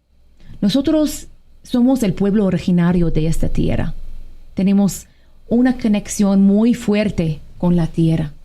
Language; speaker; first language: Spanish; non-native, fluent; Arabic